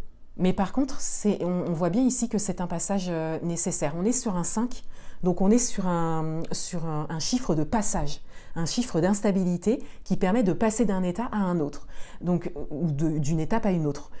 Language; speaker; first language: French; native; French